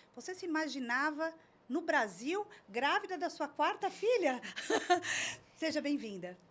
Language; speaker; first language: Portuguese; native; Portuguese